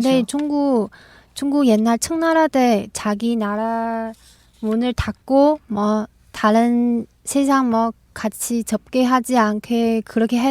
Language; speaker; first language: Korean; non-native, fluent; Chinese